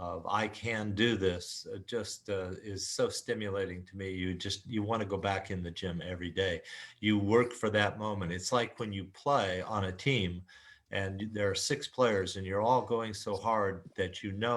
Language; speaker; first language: English; native; English